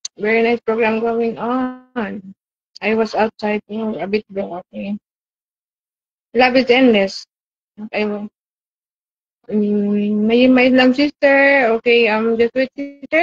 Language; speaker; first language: English; non-native, learner; Bangla